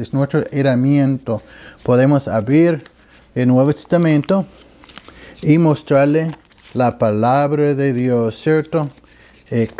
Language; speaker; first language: Spanish; non-native, learner; English